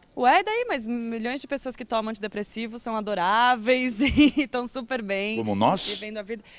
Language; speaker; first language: Portuguese; early bilingual, other home language; Spanish